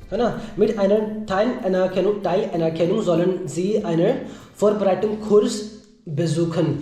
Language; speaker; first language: German; non-native, learner; Hindi